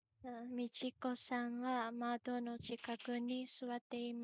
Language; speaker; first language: Japanese; non-native, learner; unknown